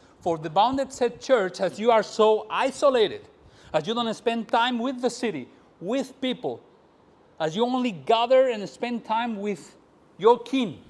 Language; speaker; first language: English; non-native, fluent; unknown